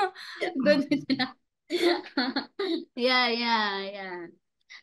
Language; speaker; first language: English; non-native, learner; Cebuano